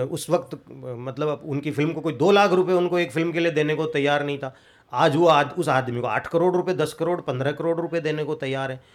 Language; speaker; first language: Hindi; native; Hindi